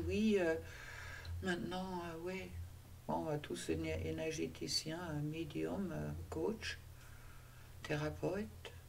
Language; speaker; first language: French; non-native, fluent; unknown